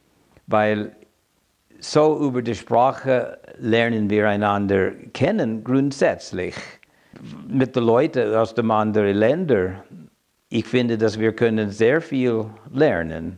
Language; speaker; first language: German; non-native, fluent; English